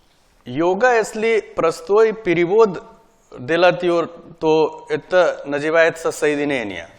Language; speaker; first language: Russian; non-native, learner; Hindi